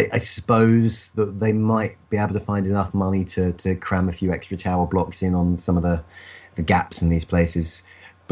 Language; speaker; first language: English; native; English